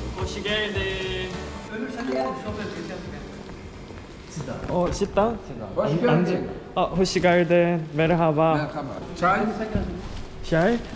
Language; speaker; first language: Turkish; non-native, learner; Korean